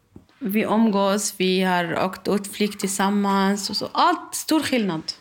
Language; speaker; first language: Swedish; non-native, learner; Arabic